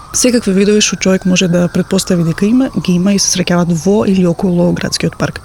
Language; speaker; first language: Macedonian; native; Macedonian